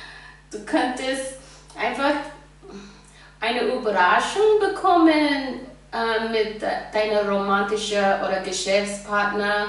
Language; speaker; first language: German; non-native, fluent; English